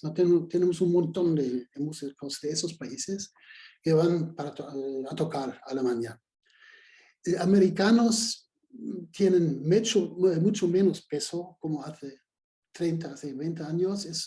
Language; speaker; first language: Spanish; non-native, fluent; German